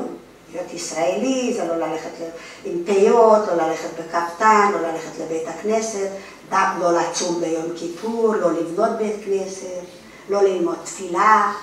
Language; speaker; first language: Hebrew; non-native, fluent; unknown